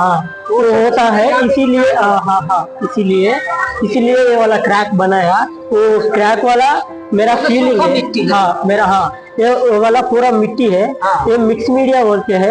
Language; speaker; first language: Hindi; non-native, local second language; Telugu